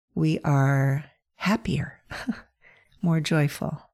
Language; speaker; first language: English; native; English